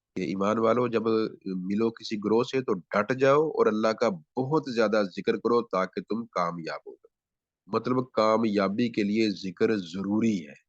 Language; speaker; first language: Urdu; non-native, local second language; Punjabi